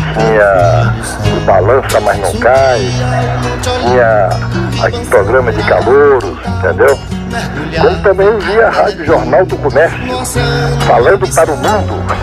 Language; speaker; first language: Portuguese; native; Portuguese